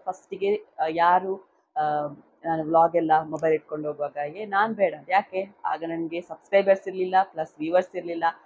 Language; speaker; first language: Kannada; non-native, local second language; Tulu